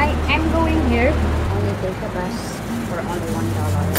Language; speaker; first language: English; non-native, local second language; Filipino